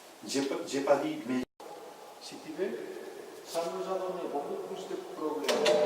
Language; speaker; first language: French; non-native, fluent; Spanish